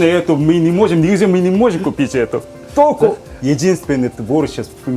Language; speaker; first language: Russian; non-native, learner; Korean